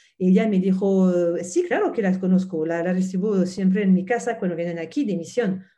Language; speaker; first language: Spanish; non-native, fluent; French